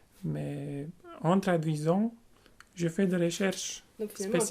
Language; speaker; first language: French; non-native, fluent; Romanian